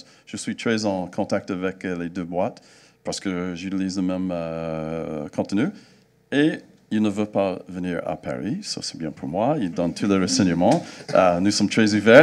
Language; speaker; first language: French; non-native, fluent; English